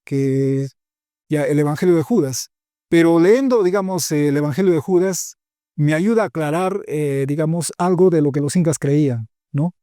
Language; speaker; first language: Spanish; native; Spanish